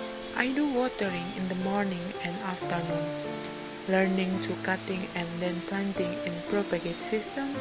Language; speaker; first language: English; non-native, learner; Indonesian